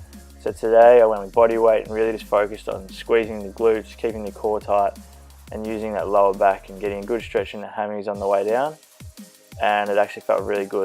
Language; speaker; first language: English; native; English